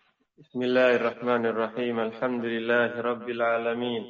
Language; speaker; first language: Arabic; non-native, fluent; Indonesian